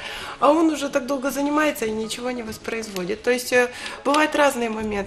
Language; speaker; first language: Russian; native; Russian